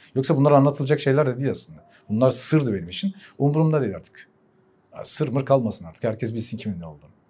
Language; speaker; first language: Turkish; early bilingual, heritage; Turkish